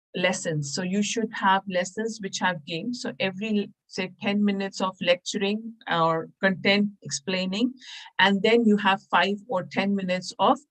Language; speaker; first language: English; non-native, local second language; Punjabi